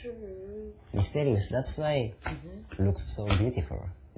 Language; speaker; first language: English; non-native, learner; Japanese